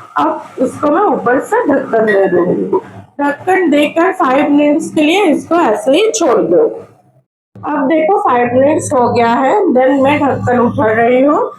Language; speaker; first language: Hindi; non-native, local second language; Bangla